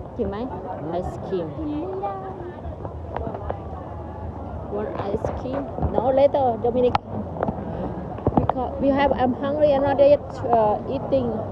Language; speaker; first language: English; non-native, learner; Thai